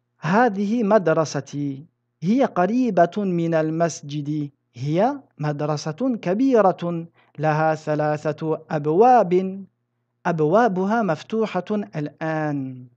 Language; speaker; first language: Arabic; non-native, fluent; French